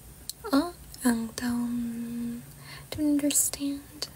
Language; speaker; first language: English; non-native, fluent; Georgian